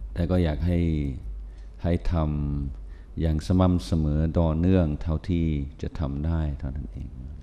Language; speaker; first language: Thai; non-native, fluent; English